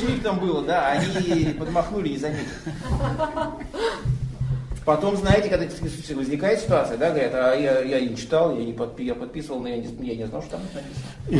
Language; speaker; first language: Russian; native; Russian